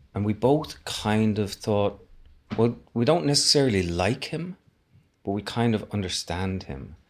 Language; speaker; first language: English; native; English